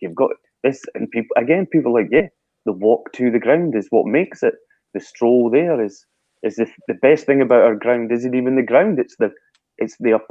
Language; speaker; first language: English; native; English